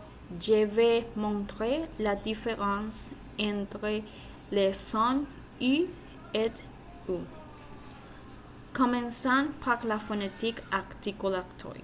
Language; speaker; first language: French; non-native, learner; Spanish